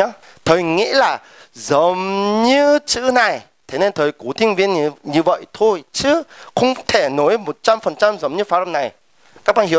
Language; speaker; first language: Vietnamese; non-native, fluent; Korean